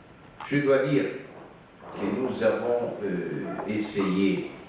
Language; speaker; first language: French; non-native, fluent; Italian